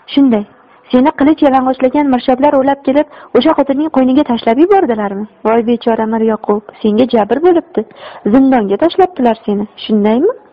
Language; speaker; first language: Uzbek; native; Uzbek